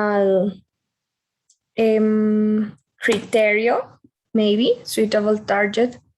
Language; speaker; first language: English; non-native, learner; Spanish